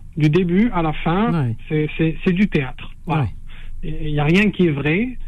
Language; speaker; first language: French; non-native, local second language; Arabic